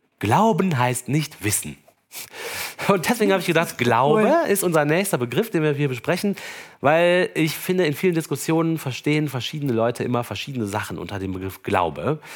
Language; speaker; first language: German; native; German